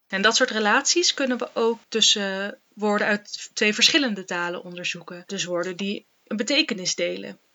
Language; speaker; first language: Dutch; native; Dutch